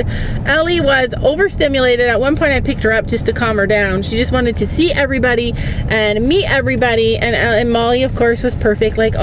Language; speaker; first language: English; native; English